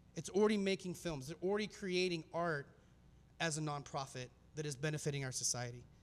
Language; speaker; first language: English; native; English